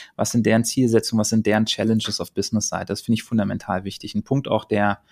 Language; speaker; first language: German; native; German